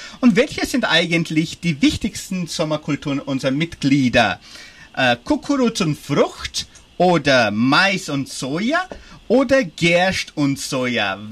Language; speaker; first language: German; early bilingual, heritage; German